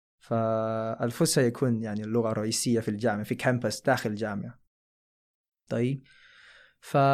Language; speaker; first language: Arabic; non-native, fluent; Chinese